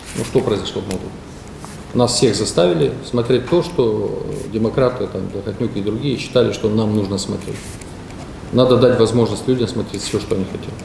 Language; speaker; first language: Russian; non-native, local second language; Romanian